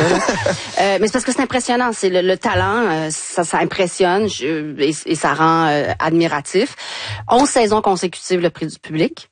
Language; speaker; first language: French; native; French